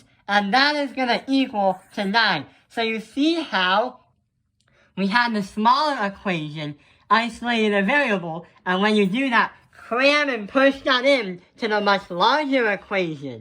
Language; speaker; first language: English; native; English